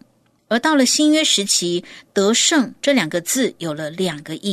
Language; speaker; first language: Chinese; native; Chinese